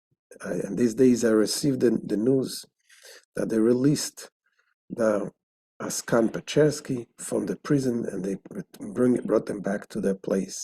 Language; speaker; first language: English; non-native, fluent; Hebrew